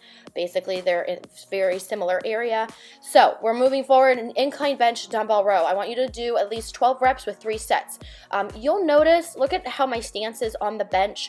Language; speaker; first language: English; native; English